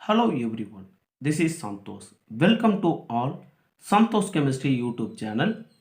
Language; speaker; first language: English; non-native, local second language; Tamil